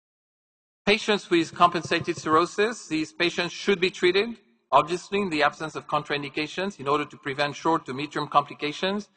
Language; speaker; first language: English; non-native, fluent; French